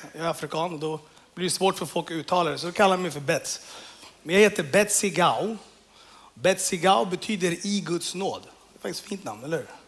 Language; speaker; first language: Swedish; early bilingual, other home language; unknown